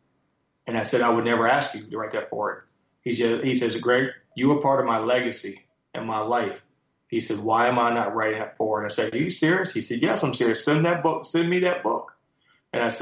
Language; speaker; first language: English; native; English